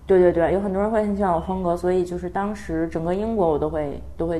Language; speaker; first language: Chinese; native; Chinese